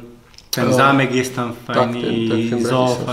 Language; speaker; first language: Polish; non-native, learner; Slovak